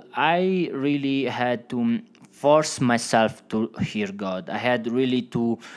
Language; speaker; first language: English; non-native, fluent; Italian